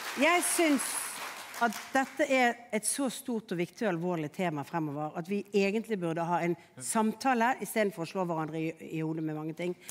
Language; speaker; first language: Norwegian; native; Norwegian